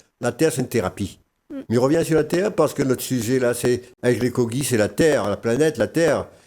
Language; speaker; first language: French; non-native, local second language; Réunion Creole French